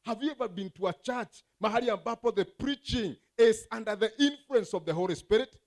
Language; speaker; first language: English; non-native, local second language; Swahili